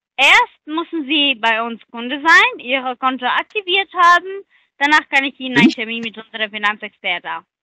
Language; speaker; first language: German; non-native, fluent; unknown